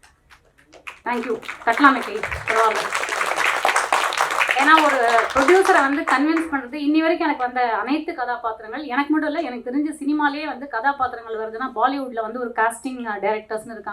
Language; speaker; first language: Tamil; native; Tamil